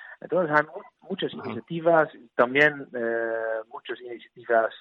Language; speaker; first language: Spanish; non-native, learner; Dutch